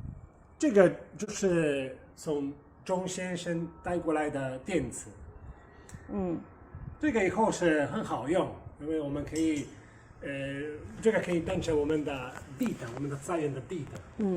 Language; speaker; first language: Chinese; non-native, fluent; Italian